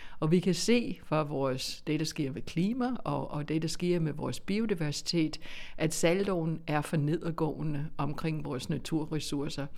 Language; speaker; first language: Danish; non-native, fluent; English